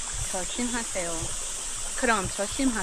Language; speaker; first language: Korean; non-native, learner; English